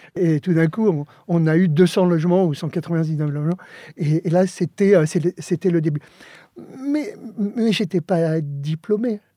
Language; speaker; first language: French; early bilingual, other home language; Spanish